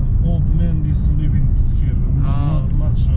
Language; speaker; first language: English; non-native, learner; Serbian